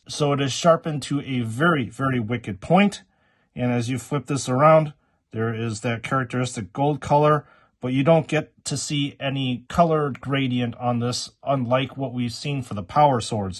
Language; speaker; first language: English; native; English